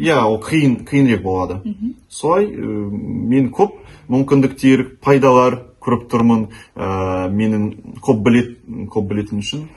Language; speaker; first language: Kazakh; non-native, local second language; Russian